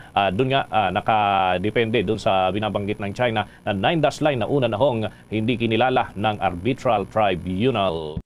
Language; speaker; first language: Filipino; native; Filipino